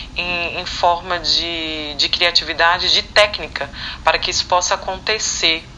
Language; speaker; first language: Portuguese; native; Portuguese